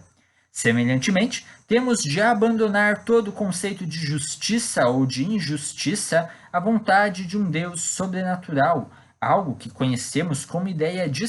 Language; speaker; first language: Portuguese; native; Portuguese